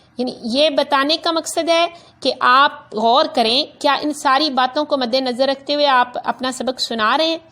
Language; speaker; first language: Urdu; non-native, local second language; Punjabi